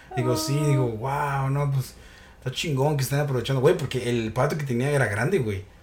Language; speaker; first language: Spanish; early bilingual, heritage; Spanish